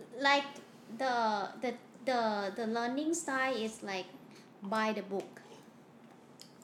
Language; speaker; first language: English; non-native, learner; Thai